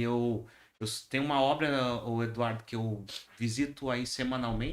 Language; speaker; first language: Portuguese; native; Portuguese